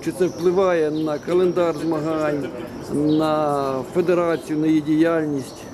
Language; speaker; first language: Ukrainian; native; Ukrainian